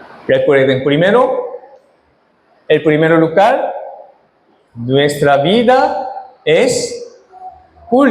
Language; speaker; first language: Spanish; non-native, fluent; Korean